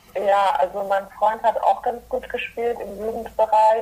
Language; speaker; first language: German; early bilingual, other home language; Polish